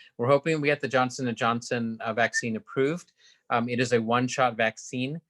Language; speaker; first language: English; native; English